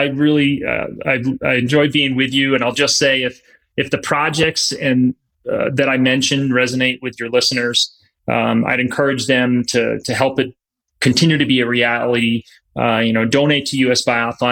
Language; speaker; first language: English; native; English